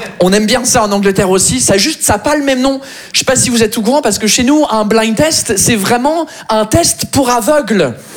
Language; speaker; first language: French; non-native, fluent; English